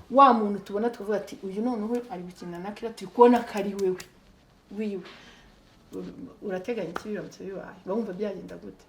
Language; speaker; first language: Kinyarwanda; early bilingual, heritage; Kinyarwanda